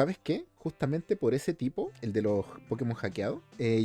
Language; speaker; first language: Spanish; native; Spanish